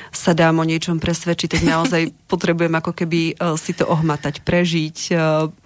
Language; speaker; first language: Slovak; native; Slovak